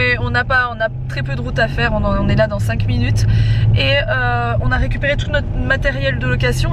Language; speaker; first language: French; native; French